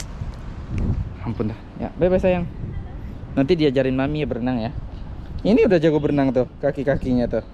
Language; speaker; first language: Indonesian; native; Indonesian